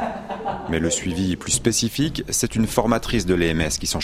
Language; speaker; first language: French; native; French